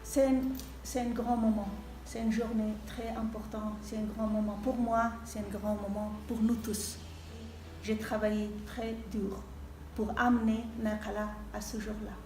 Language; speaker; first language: French; non-native, fluent; Persian